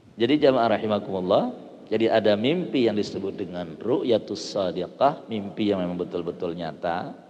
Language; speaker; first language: Indonesian; non-native, local second language; Sasak